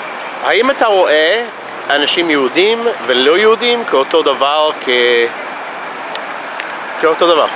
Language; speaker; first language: Hebrew; non-native, fluent; English